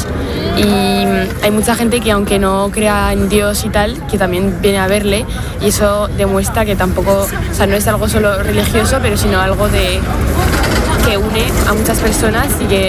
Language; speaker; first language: Spanish; non-native, fluent; French